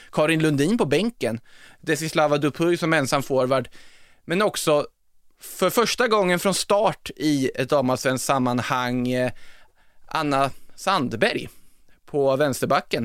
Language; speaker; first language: Swedish; native; Swedish